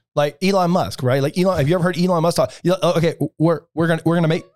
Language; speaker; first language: English; native; English